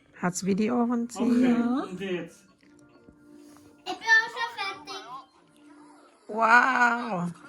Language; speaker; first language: German; non-native, learner; Thai